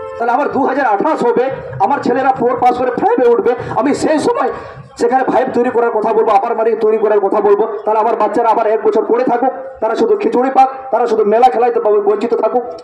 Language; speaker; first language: Bangla; non-native, local second language; Santali